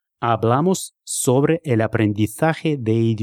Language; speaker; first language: Spanish; non-native, fluent; Russian